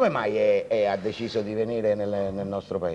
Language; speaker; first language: Italian; native; Italian